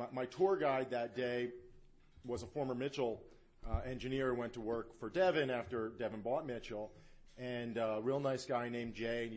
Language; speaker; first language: English; native; English